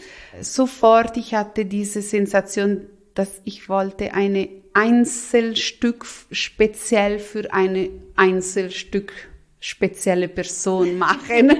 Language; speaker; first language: German; non-native, local second language; Italian